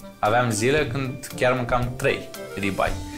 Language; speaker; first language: Romanian; native; Romanian